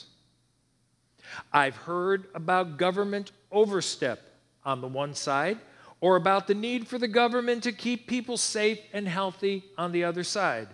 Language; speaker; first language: English; native; English